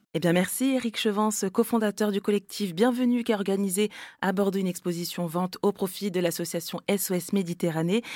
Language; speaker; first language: French; native; French